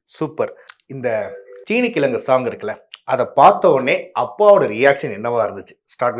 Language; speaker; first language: Tamil; native; Tamil